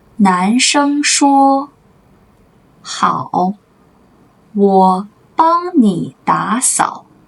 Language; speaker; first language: Chinese; native; Chinese